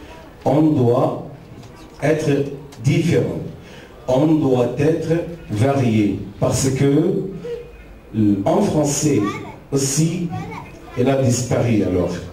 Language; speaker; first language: French; non-native, fluent; Arabic